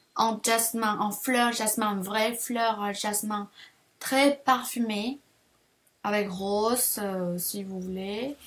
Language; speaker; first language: French; non-native, fluent; Thai